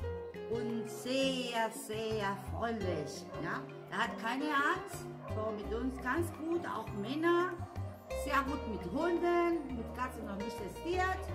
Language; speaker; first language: German; non-native, learner; Spanish